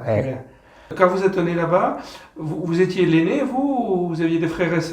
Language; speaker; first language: French; native; French